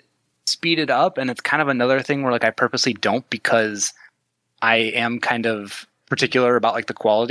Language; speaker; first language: English; native; English